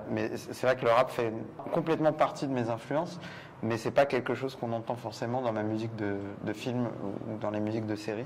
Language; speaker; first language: French; native; French